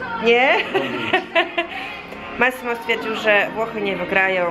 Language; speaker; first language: Polish; native; Polish